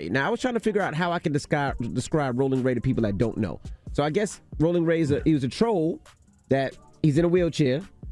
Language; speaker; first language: English; native; English